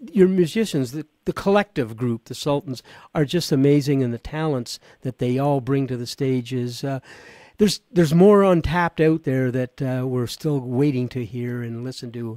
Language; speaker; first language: English; native; English